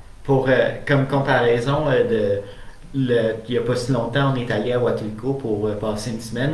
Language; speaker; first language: French; native; French